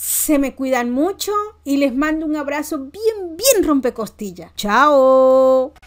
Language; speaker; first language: Spanish; native; Spanish